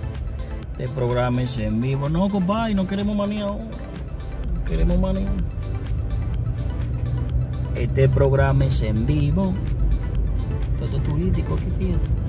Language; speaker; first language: Spanish; native; Spanish